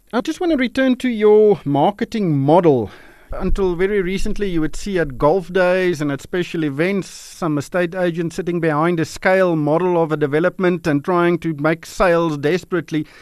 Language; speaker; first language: English; non-native, local second language; Afrikaans